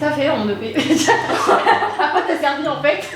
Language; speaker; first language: French; native; French